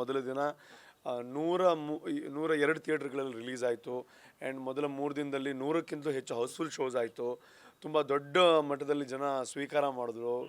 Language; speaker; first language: Kannada; non-native, local second language; Tulu